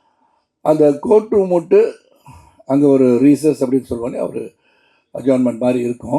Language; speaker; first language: Tamil; native; Tamil